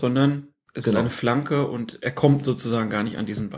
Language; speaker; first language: German; native; German